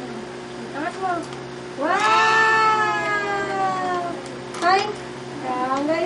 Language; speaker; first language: Filipino; native; Filipino